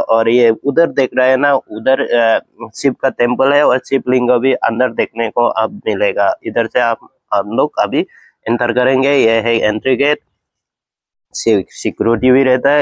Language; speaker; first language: Hindi; non-native, local second language; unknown